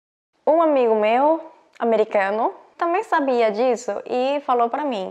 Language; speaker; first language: Portuguese; non-native, fluent; Korean